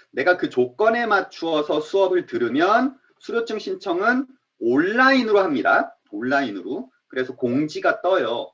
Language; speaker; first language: Korean; native; Korean